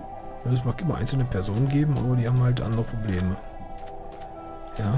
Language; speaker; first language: German; native; German